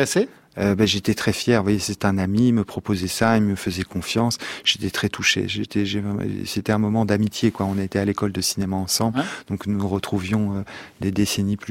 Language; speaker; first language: French; native; French